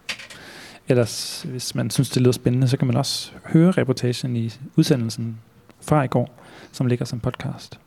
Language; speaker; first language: Danish; native; Danish